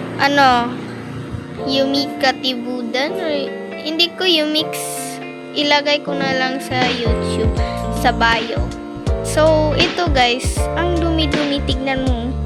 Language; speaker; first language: Filipino; non-native, local second language; Cebuano